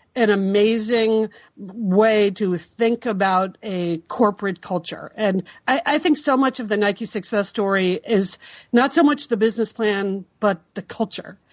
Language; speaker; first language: English; native; English